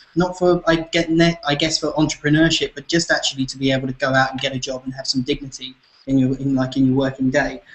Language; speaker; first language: English; native; English